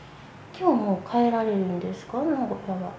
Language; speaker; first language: Japanese; native; Japanese